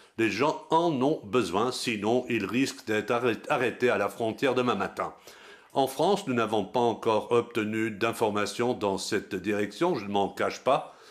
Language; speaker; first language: French; non-native, local second language; Luxembourgish